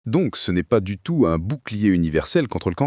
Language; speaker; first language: French; native; French